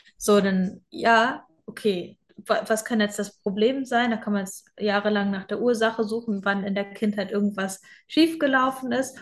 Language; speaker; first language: German; native; German